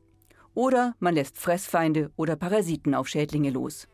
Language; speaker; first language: German; native; German